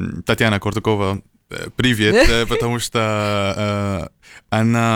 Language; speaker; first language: Russian; non-native, learner; Arabic